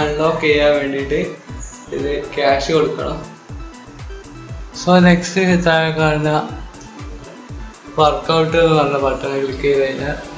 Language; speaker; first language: Malayalam; native; Malayalam